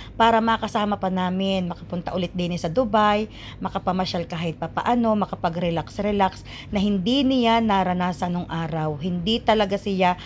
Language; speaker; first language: Filipino; native; Filipino